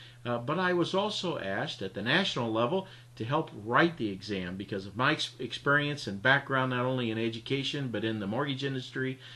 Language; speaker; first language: English; native; English